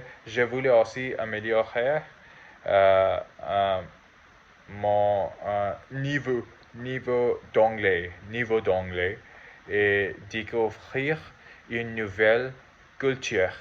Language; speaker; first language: French; non-native, learner; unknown